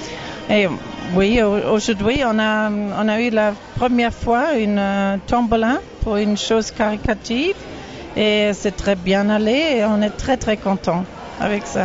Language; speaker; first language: French; non-native, learner; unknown